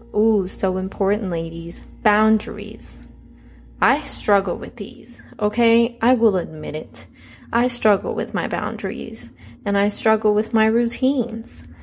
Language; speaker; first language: English; early bilingual, other home language; Spanish